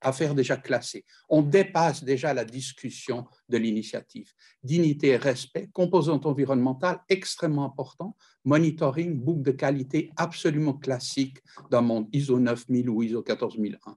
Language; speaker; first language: French; native; French